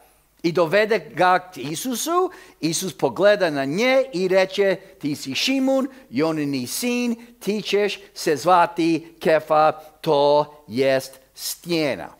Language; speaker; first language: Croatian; early bilingual, heritage; Croatian